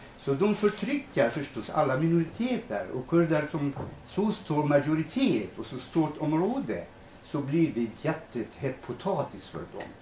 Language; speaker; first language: Swedish; non-native, fluent; Kurdish